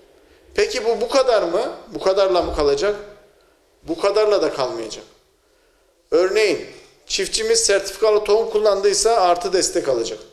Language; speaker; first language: Turkish; native; Turkish